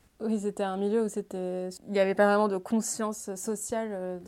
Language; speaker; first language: French; native; French